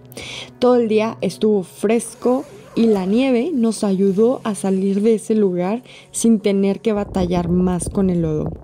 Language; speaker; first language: Spanish; native; Spanish